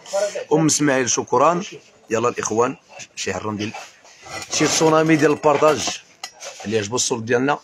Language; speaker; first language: Arabic; native; Arabic